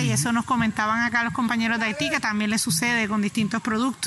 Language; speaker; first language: Spanish; native; Spanish